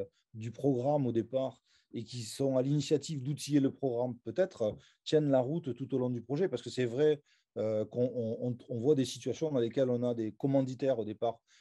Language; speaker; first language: French; native; French